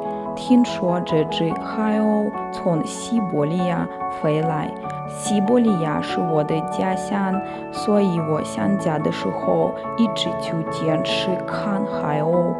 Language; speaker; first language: Chinese; non-native, fluent; Russian